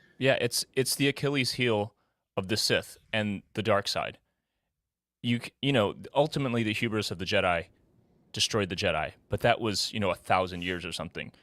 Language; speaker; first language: English; native; English